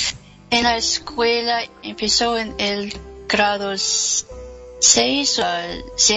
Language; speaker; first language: Spanish; non-native, learner; English